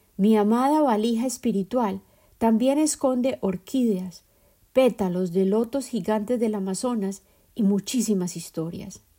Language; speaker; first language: Spanish; native; Spanish